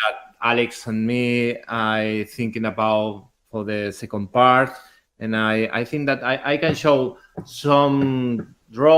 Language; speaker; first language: English; non-native, learner; Spanish